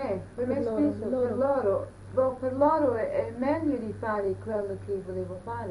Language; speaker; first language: Italian; early bilingual, heritage; Italian